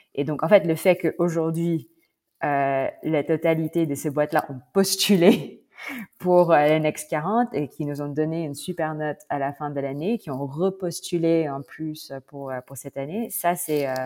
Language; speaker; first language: French; non-native, fluent; Filipino